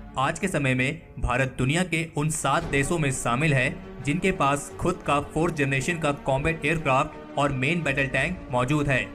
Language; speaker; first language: Hindi; native; Hindi